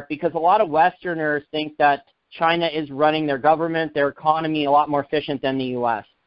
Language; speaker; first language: English; native; English